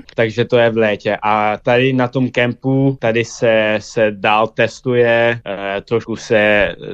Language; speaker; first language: Czech; early bilingual, heritage; Dutch